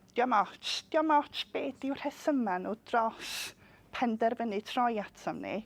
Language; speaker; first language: Welsh; non-native, local second language; English